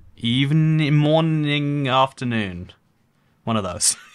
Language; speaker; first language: English; native; English